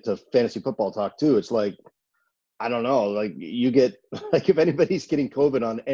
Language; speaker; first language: English; native; English